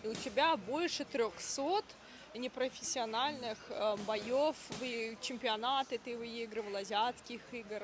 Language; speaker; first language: Russian; native; Russian